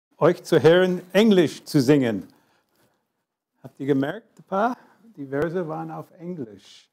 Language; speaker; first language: German; non-native, fluent; English